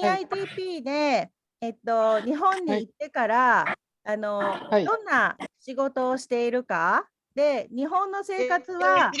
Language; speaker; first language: Japanese; non-native, fluent; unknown